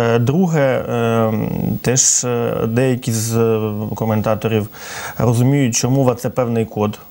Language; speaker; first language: Ukrainian; native; Ukrainian